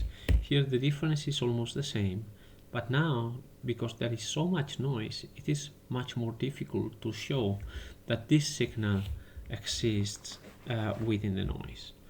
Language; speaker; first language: English; non-native, fluent; Spanish